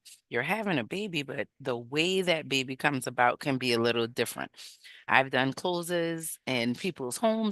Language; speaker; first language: English; native; English